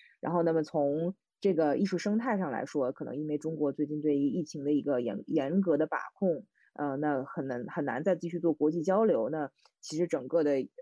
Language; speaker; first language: Chinese; native; Chinese